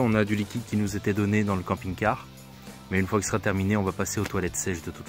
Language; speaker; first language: French; native; French